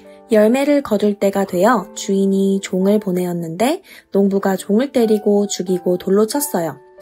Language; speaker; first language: Korean; native; Korean